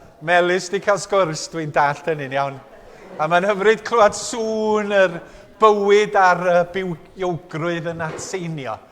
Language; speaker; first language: Welsh; native; Welsh